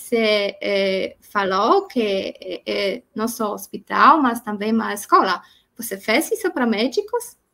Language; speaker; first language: Portuguese; non-native, learner; Polish